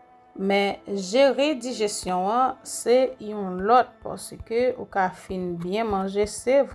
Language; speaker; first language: French; non-native, local second language; Haitian Creole